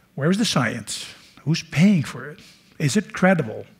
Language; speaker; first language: English; non-native, fluent; Dutch